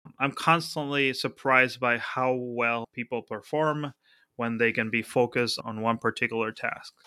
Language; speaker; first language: English; non-native, fluent; Spanish